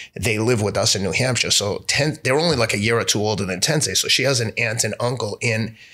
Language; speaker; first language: English; native; English